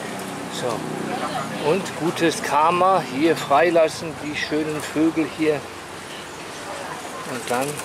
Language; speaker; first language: German; native; German